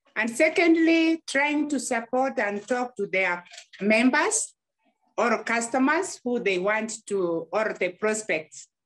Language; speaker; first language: English; non-native, local second language; Gusii